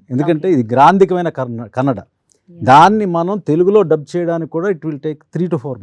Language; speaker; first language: Telugu; native; Telugu